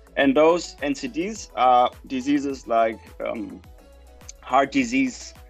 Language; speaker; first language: English; non-native, fluent; German